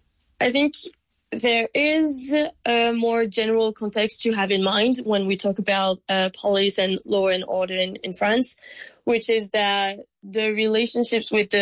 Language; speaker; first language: English; non-native, fluent; French